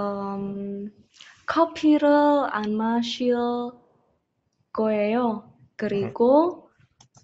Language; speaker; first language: Korean; non-native, learner; Indonesian